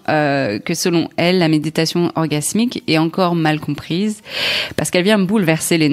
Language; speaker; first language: French; native; French